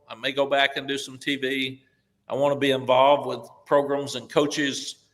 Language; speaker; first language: English; native; English